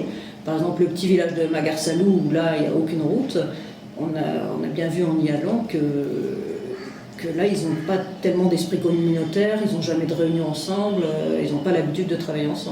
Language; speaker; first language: French; native; French